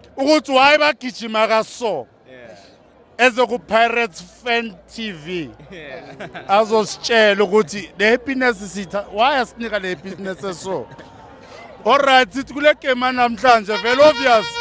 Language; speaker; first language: Zulu; native; Zulu